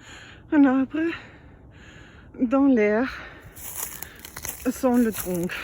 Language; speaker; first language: French; non-native, fluent; German